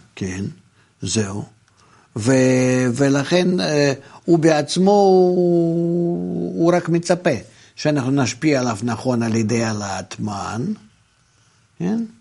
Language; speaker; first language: Hebrew; non-native, fluent; Russian